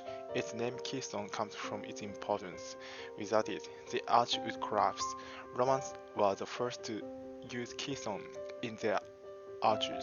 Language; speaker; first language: English; non-native, fluent; Japanese